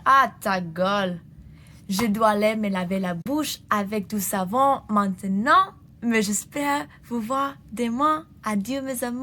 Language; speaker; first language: French; non-native, learner; English